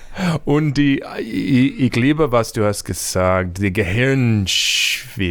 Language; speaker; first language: German; non-native, learner; English